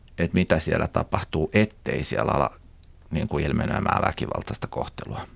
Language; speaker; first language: Finnish; native; Finnish